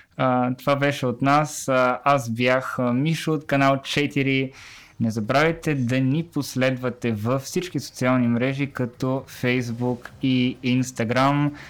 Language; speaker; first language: Bulgarian; native; Bulgarian